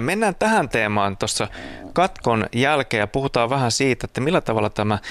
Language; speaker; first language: Finnish; native; Finnish